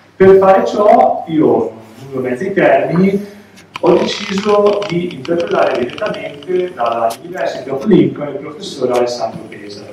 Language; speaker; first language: Italian; native; Italian